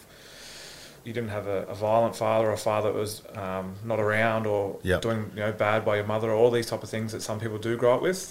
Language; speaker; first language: English; native; English